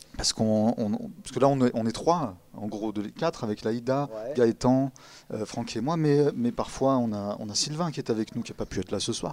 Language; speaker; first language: French; native; French